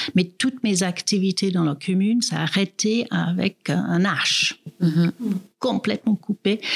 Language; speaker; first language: French; non-native, fluent; English